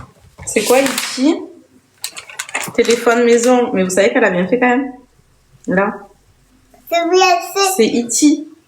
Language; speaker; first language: French; native; French